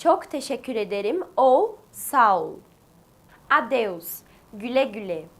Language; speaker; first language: Turkish; early bilingual, other home language; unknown